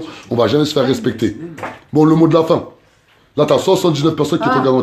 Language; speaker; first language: French; native; French